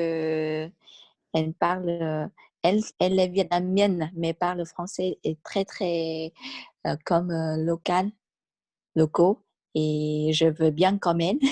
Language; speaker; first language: French; non-native, learner; Vietnamese